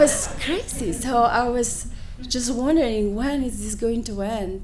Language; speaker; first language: English; non-native, fluent; Spanish